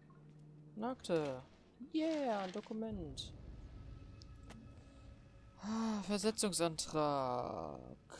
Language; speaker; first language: German; native; German